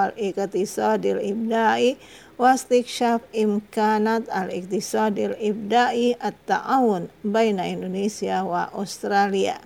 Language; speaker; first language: Arabic; non-native, fluent; Indonesian